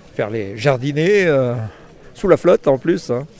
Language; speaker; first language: French; native; French